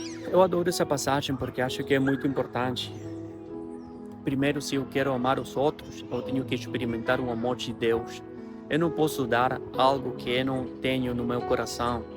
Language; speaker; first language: Portuguese; non-native, fluent; Spanish